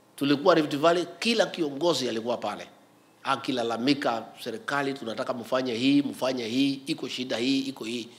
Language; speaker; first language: Swahili; non-native, local second language; Kikuyu